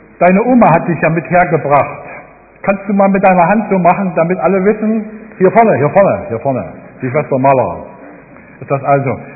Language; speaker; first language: German; native; German